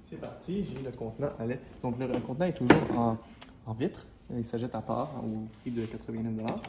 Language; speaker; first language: French; native; French